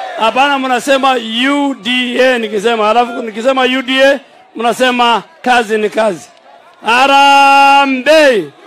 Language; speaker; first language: Swahili; non-native, local second language; Somali